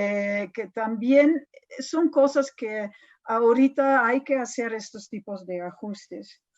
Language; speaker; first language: Spanish; non-native, fluent; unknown